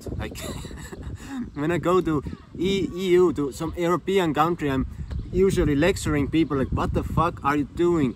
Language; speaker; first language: English; non-native, fluent; Estonian